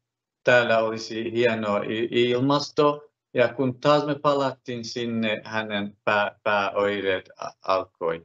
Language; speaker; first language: Finnish; non-native, fluent; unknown